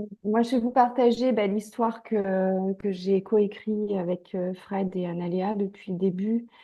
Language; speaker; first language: French; native; French